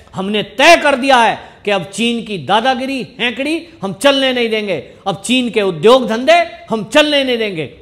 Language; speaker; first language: Hindi; native; Hindi